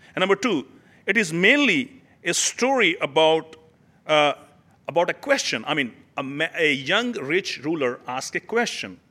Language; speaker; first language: English; non-native, local second language; Urdu